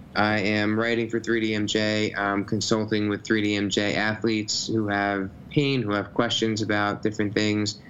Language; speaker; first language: English; native; English